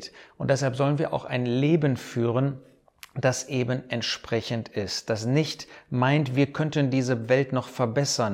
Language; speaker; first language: German; native; German